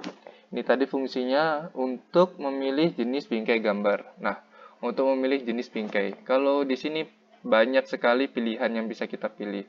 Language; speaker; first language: Indonesian; native; Indonesian